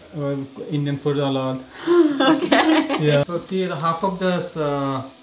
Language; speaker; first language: English; non-native, local second language; Hindi